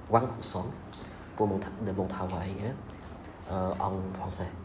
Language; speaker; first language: French; non-native, learner; Vietnamese